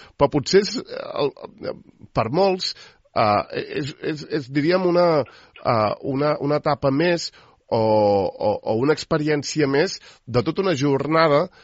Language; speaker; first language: Catalan; native; Catalan